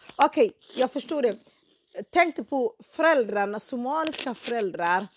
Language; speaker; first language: Swedish; non-native, fluent; Somali